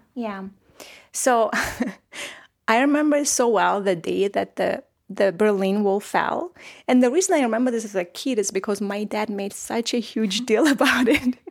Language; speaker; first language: English; non-native, fluent; Armenian